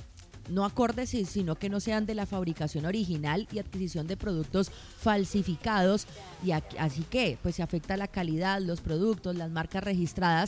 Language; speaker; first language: Spanish; native; Spanish